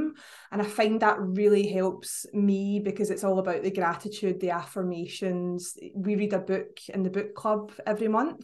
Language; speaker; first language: English; native; English